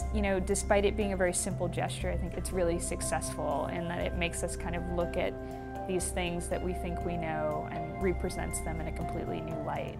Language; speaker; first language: English; native; English